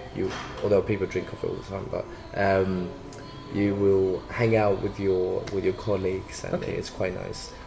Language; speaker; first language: English; non-native, fluent; Swedish